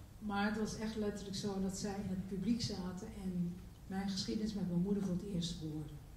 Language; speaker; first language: Dutch; early bilingual, other home language; Turkish